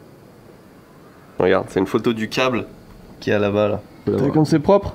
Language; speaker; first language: French; native; French